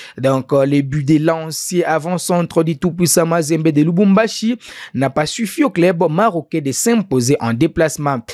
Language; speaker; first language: French; non-native, local second language; Swahili